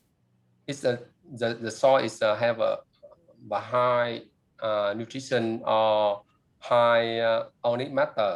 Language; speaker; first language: English; non-native, learner; Vietnamese